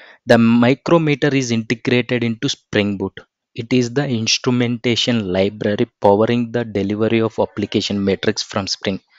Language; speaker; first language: English; non-native, local second language; Telugu